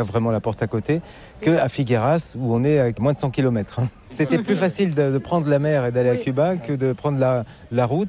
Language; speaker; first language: French; native; French